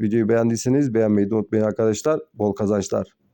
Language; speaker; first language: Turkish; native; Turkish